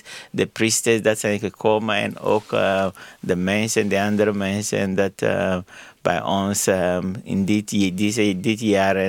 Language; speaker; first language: Dutch; non-native, learner; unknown